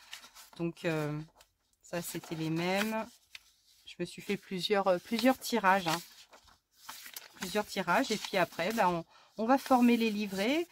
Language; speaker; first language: French; native; French